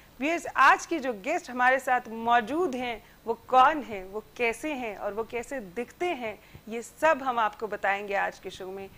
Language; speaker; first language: Urdu; native; Urdu